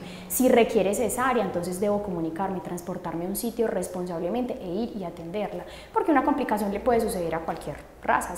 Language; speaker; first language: Spanish; native; Spanish